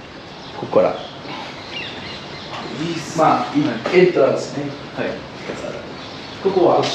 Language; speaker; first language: Japanese; non-native, learner; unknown